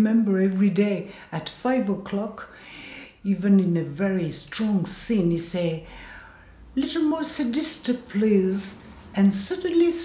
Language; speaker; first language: English; non-native, learner; French